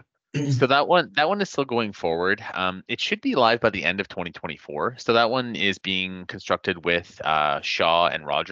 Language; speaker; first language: English; native; English